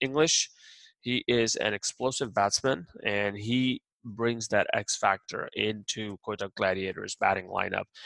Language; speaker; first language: English; non-native, local second language; Urdu